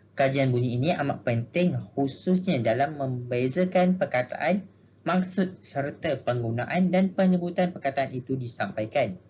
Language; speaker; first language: Malay; native; Malay